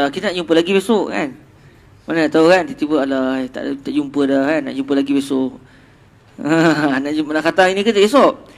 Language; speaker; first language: Malay; native; Malay